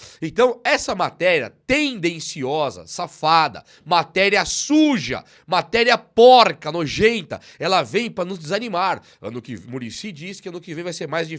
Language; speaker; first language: Portuguese; native; Portuguese